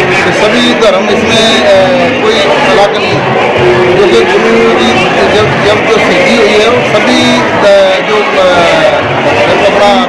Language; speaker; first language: Hindi; non-native, local second language; Punjabi